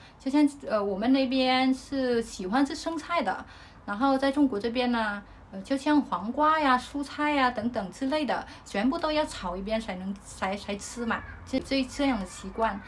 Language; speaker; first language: Chinese; non-native, fluent; Vietnamese